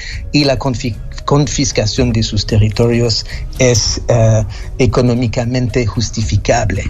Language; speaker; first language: Spanish; non-native, fluent; French